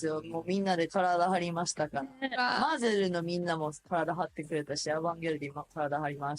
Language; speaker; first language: Japanese; native; Japanese